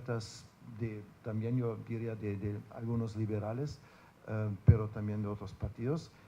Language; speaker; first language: Spanish; non-native, fluent; German